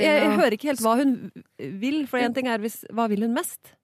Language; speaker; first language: Norwegian; native; Norwegian